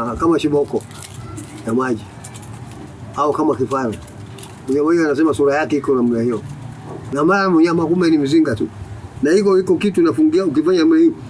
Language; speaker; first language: Swahili; non-native, local second language; Oromo